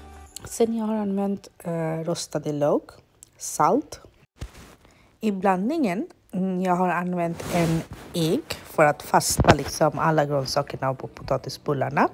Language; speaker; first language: Swedish; non-native, learner; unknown